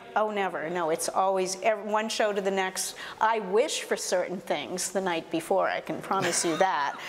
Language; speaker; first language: English; native; English